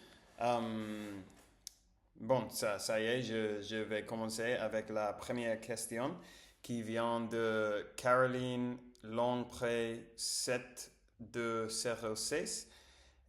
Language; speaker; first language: French; non-native, learner; Spanish